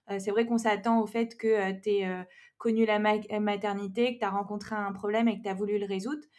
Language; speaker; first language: French; native; French